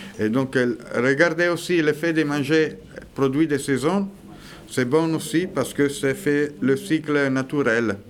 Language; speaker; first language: French; non-native, fluent; Italian